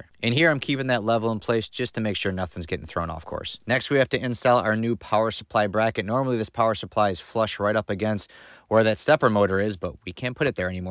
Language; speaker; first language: English; native; English